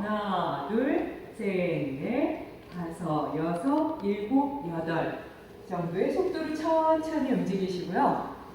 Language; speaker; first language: Korean; native; Korean